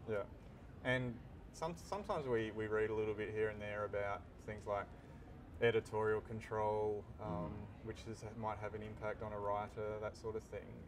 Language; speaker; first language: English; native; English